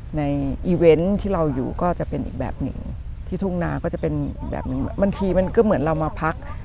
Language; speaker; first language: Thai; native; Thai